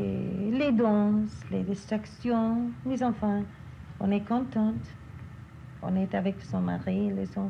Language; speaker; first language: French; non-native, learner; English